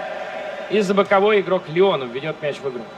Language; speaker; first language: Russian; native; Russian